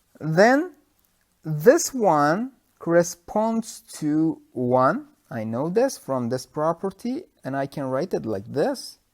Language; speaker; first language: English; non-native, fluent; Turkish